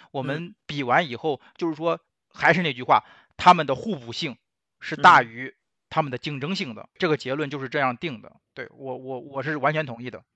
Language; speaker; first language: Chinese; native; Chinese